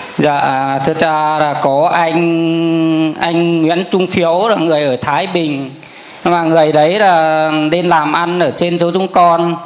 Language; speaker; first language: Vietnamese; non-native, local second language; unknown